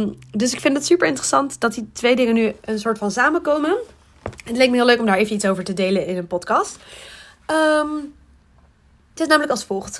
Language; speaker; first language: Dutch; native; Dutch